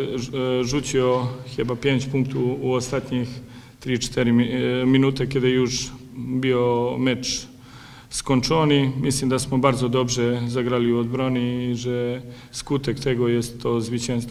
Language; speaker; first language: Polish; non-native, learner; Serbian